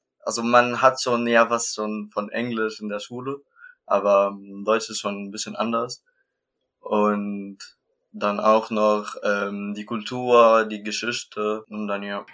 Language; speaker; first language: German; non-native, learner; Arabic